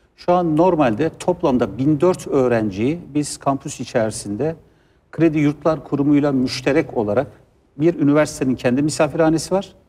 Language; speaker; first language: Turkish; native; Turkish